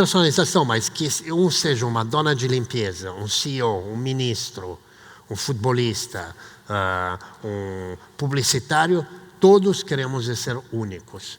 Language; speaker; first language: Portuguese; non-native, fluent; Italian